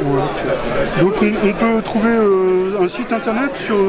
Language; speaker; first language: French; native; French